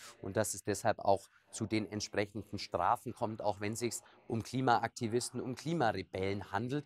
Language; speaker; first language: German; native; German